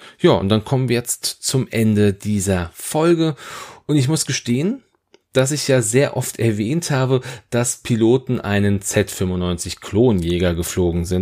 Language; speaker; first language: German; native; German